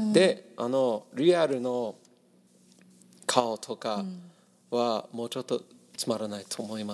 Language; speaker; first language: Japanese; non-native, learner; English